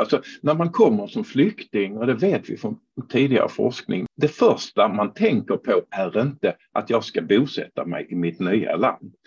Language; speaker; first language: Swedish; non-native, fluent; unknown